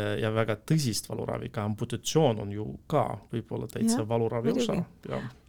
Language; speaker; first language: Estonian; non-native, local second language; Russian